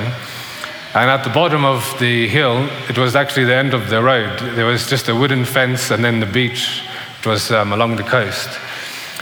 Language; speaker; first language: English; native; English